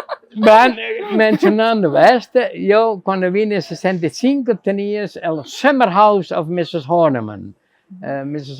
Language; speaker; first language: Spanish; non-native, fluent; Dutch